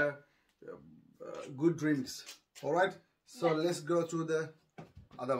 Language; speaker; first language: English; non-native, learner; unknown